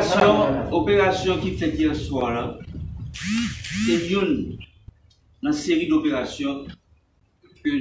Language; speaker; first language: French; non-native, local second language; Haitian Creole